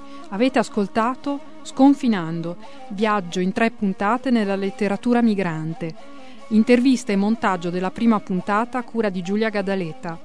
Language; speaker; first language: Italian; native; Italian